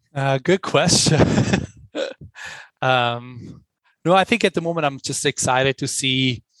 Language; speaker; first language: English; non-native, fluent; Swiss German